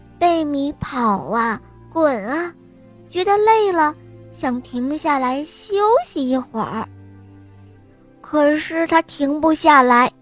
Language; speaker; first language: Chinese; native; Chinese